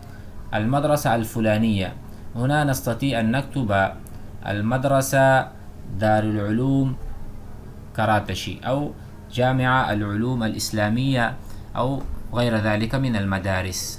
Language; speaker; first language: Arabic; non-native, fluent; Urdu